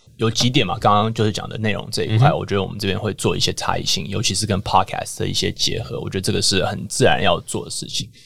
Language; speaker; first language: Chinese; native; Chinese